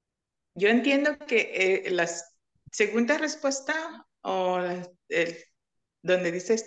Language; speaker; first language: Spanish; early bilingual, other home language; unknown